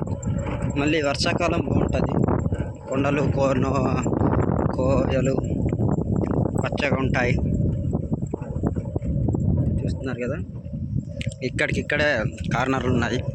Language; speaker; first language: Telugu; native; Telugu